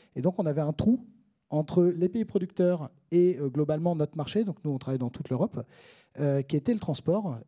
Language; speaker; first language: French; native; French